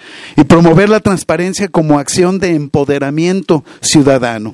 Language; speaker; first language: Spanish; native; Spanish